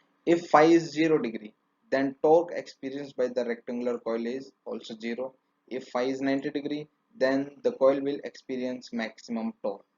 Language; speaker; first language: English; non-native, local second language; Hindi